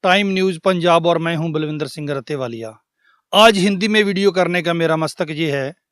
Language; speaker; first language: Hindi; non-native, local second language; Punjabi